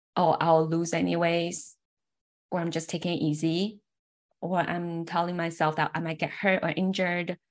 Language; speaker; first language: English; early bilingual, other home language; Chinese